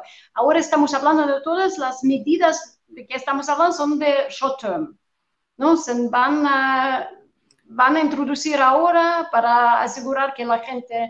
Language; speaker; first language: Spanish; non-native, fluent; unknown